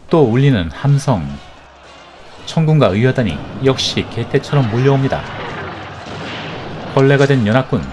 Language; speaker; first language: Korean; native; Korean